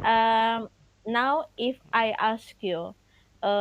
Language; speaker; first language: English; non-native, fluent; Indonesian